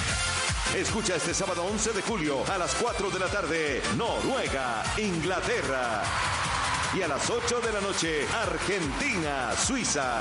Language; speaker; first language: Spanish; native; Spanish